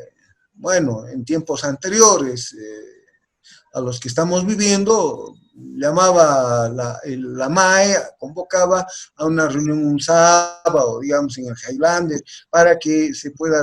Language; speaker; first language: Spanish; native; Spanish